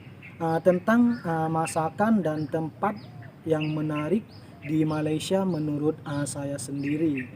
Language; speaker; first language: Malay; non-native, local second language; Indonesian